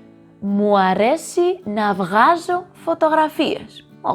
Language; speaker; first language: Greek; non-native, learner; Spanish